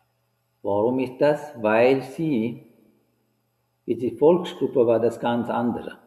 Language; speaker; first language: German; non-native, fluent; Sinhala